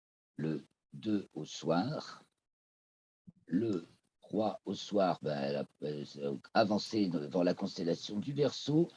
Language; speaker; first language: French; native; French